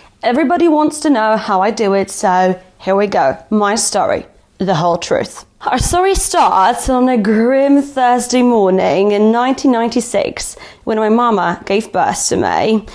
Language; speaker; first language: English; non-native, fluent; Polish